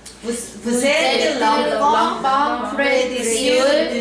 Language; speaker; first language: French; non-native, learner; Korean